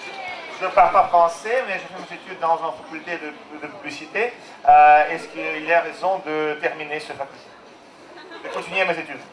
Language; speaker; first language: French; non-native, learner; Russian